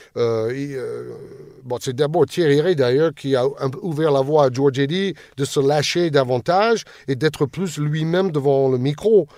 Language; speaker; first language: French; non-native, fluent; English